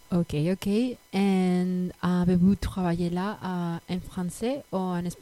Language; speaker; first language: French; non-native, fluent; Spanish